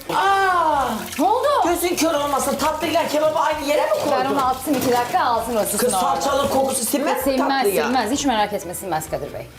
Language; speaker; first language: Turkish; native; Turkish